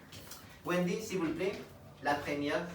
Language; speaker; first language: French; non-native, fluent; Spanish